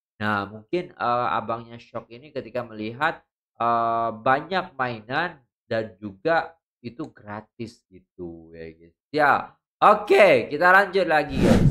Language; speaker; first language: Indonesian; native; Indonesian